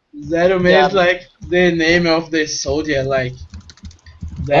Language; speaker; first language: English; non-native, fluent; Portuguese